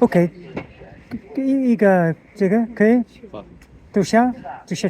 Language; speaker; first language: Chinese; non-native, learner; English